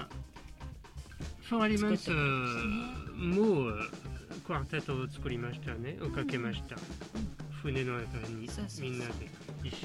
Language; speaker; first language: Japanese; non-native, fluent; French